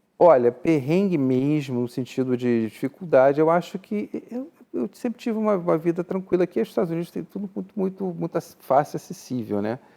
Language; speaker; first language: Portuguese; native; Portuguese